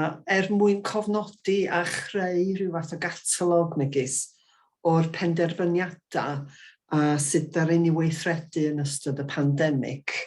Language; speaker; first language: Welsh; native; Welsh